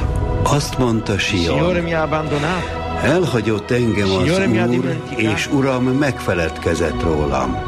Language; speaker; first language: Hungarian; native; Hungarian